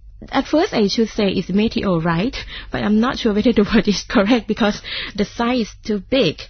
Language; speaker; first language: English; non-native, fluent; Thai